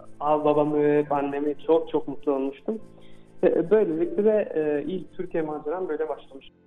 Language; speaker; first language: Turkish; non-native, fluent; Albanian